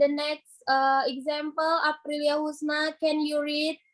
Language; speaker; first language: English; non-native, learner; Indonesian